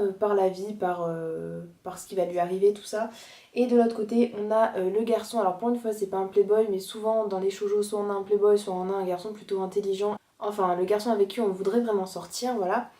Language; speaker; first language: French; native; French